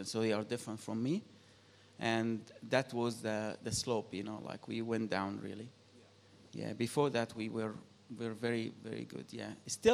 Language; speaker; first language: English; non-native, fluent; Arabic